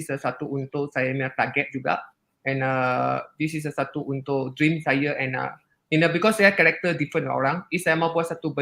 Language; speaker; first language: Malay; non-native, local second language; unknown